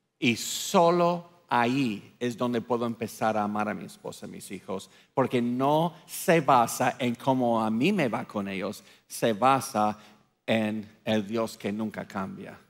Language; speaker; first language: Spanish; non-native, fluent; English